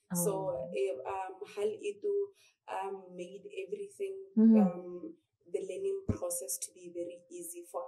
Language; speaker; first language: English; non-native, local second language; Southern Sotho